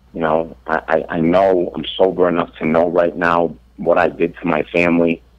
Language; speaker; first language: English; native; English